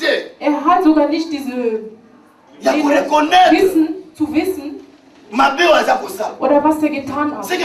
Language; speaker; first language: German; non-native, learner; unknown